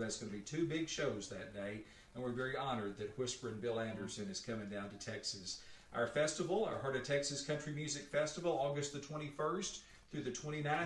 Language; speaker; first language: English; native; English